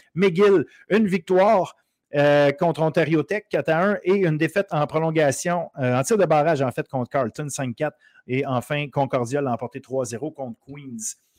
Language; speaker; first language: French; native; French